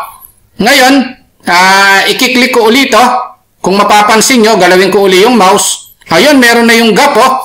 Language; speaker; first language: Filipino; native; Filipino